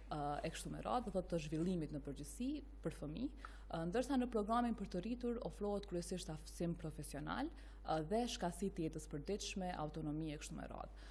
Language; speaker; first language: Albanian; native; Albanian